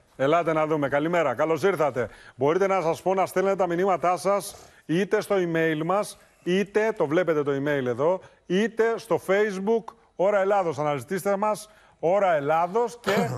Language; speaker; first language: Greek; native; Greek